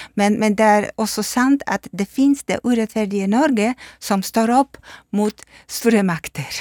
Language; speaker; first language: Norwegian; non-native, fluent; Polish